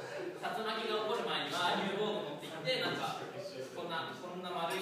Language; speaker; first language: Japanese; native; Japanese